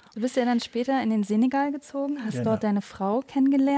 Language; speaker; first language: German; native; German